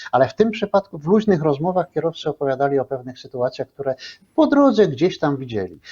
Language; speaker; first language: Polish; native; Polish